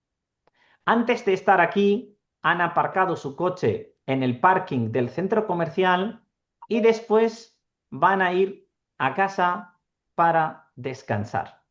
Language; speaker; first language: Spanish; non-native, fluent; Urdu